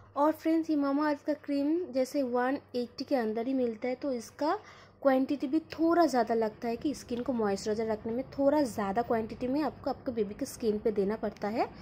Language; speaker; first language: Hindi; non-native, local second language; Bangla